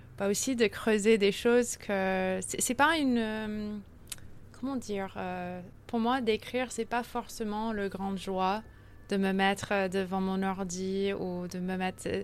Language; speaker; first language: French; early bilingual, heritage; French